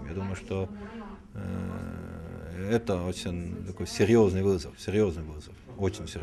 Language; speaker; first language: Russian; non-native, fluent; Estonian